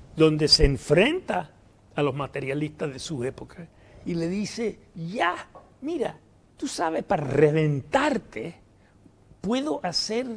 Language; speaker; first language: Spanish; early bilingual, heritage; Spanish